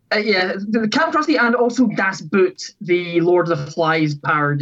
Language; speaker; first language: English; native; English